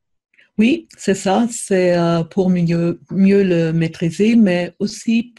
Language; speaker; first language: French; non-native, fluent; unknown